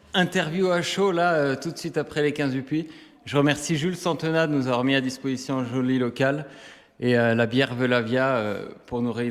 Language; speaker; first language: French; native; French